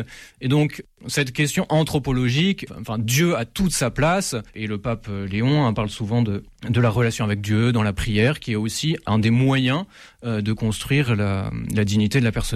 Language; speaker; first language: French; native; French